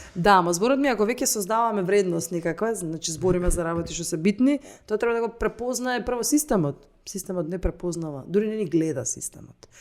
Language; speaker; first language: Macedonian; native; Macedonian